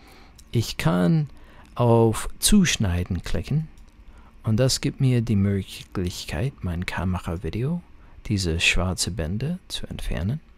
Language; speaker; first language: German; non-native, fluent; English